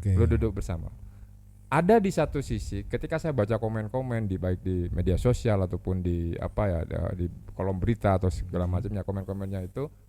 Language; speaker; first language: Indonesian; non-native, local second language; Javanese